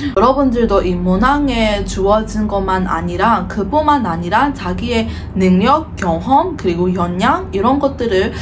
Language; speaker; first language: Korean; non-native, fluent; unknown